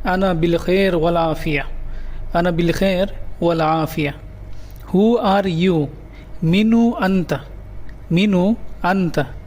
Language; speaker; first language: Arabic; non-native, learner; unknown